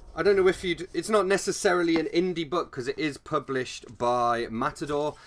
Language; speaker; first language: English; native; English